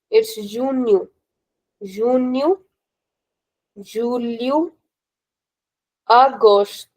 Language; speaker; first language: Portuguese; non-native, fluent; Hindi